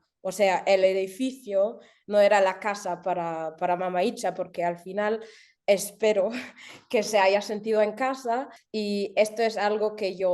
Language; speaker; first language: Spanish; early bilingual, heritage; German